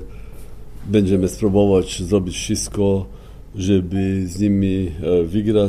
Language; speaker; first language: Polish; non-native, fluent; Slovenian